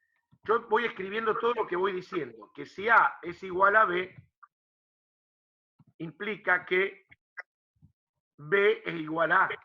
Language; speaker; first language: Spanish; native; Spanish